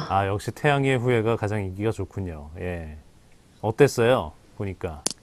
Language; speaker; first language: Korean; native; Korean